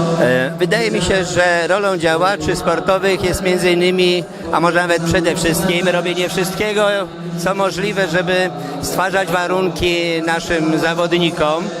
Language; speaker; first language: Polish; native; Polish